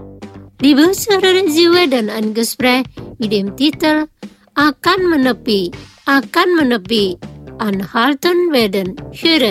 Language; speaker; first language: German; non-native, fluent; Indonesian